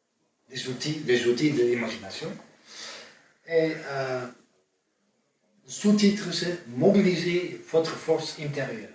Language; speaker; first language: French; non-native, fluent; Dutch